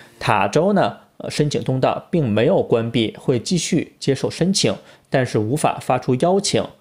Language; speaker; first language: Chinese; native; Chinese